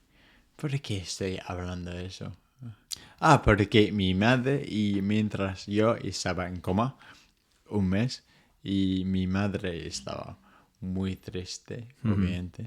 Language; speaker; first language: Spanish; non-native, fluent; English